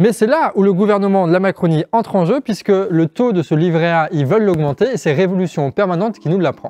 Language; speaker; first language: French; native; French